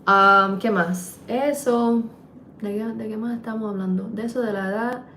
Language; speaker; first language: Spanish; early bilingual, heritage; Spanish